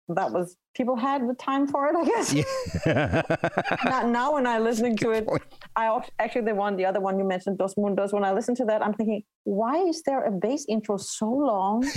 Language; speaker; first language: English; non-native, fluent; Danish